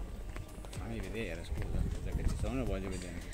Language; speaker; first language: Italian; native; Italian